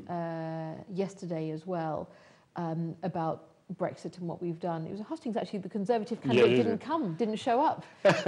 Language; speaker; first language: English; native; English